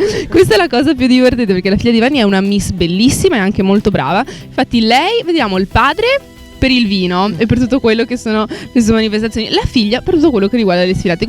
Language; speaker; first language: Italian; native; Italian